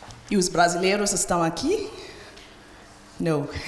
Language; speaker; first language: Portuguese; non-native, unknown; English